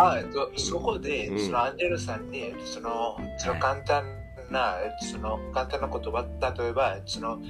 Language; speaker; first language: Japanese; non-native, learner; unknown